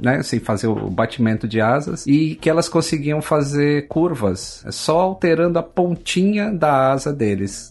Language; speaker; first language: Portuguese; native; Portuguese